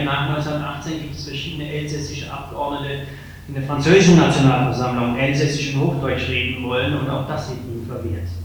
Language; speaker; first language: German; native; German